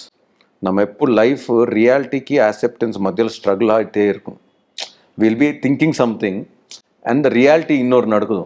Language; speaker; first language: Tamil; non-native, learner; Telugu